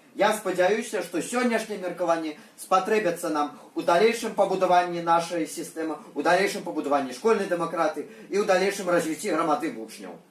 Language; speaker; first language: Belarusian; non-native, local second language; Russian